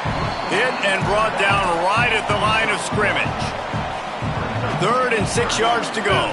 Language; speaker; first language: English; native; English